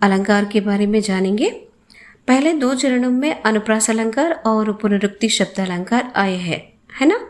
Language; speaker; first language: Hindi; non-native, local second language; Telugu